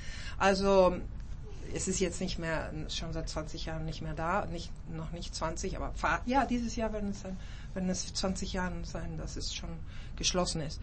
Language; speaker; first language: German; early bilingual, heritage; German